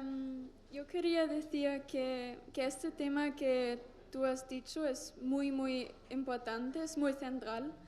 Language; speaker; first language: Spanish; non-native, learner; German